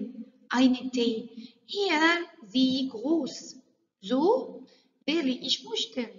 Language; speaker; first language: German; non-native, learner; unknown